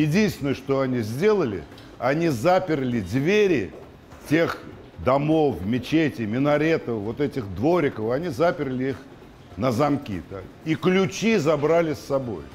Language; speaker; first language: Russian; native; Russian